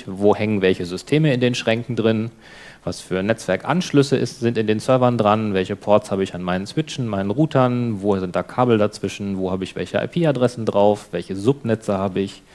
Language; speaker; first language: German; native; German